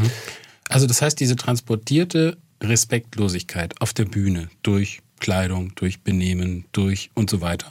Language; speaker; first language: German; native; German